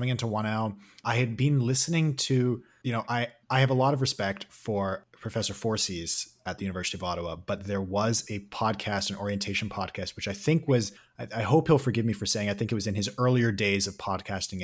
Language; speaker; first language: English; native; English